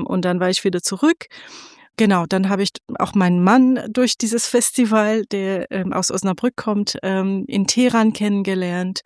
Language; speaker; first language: German; non-native, fluent; Persian